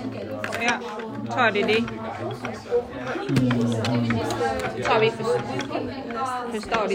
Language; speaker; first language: Danish; non-native, learner; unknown